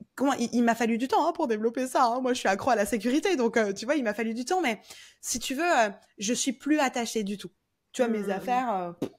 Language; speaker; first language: French; native; French